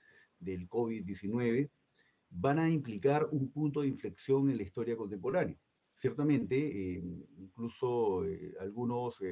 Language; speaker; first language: Spanish; native; Spanish